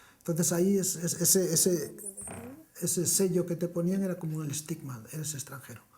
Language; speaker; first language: Spanish; native; Spanish